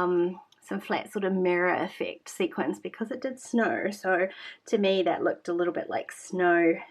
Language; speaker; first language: English; native; English